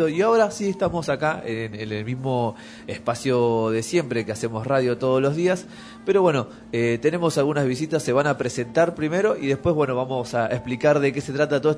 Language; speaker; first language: Spanish; native; Spanish